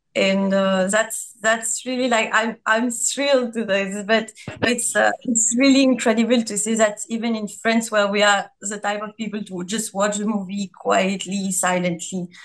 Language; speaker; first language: English; non-native, fluent; French